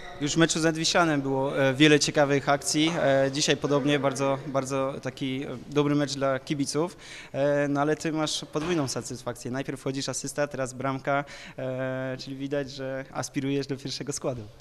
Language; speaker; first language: Polish; native; Polish